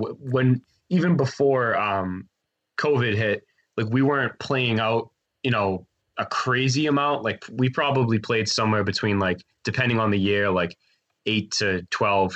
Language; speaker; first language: English; native; English